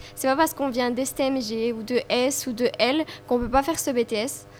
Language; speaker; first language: French; native; French